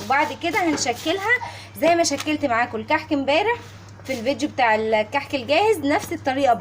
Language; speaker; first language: Arabic; native; Arabic